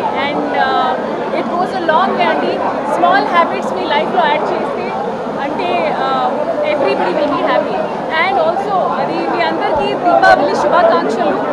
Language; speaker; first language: Telugu; non-native, fluent; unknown